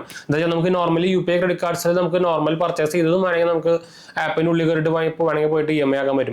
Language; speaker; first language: Malayalam; native; Malayalam